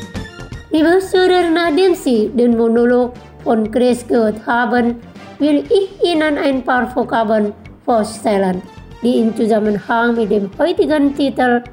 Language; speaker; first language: German; non-native, fluent; Indonesian